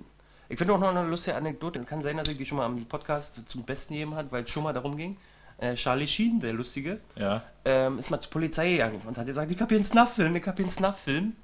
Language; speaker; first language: German; native; German